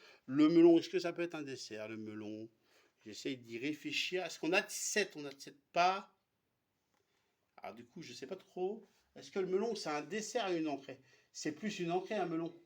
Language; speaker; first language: French; native; French